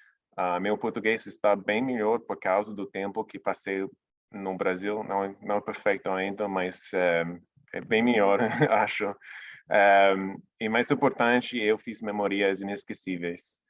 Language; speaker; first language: Portuguese; non-native, fluent; English